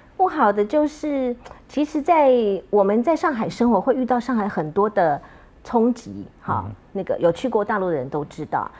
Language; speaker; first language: Chinese; native; Chinese